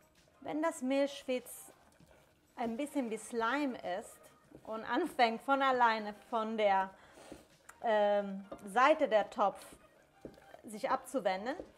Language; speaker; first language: German; non-native, fluent; Italian